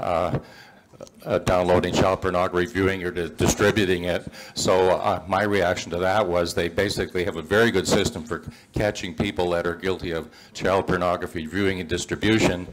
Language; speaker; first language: English; native; English